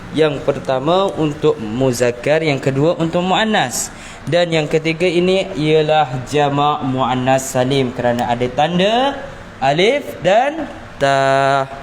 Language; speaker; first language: Malay; native; Malay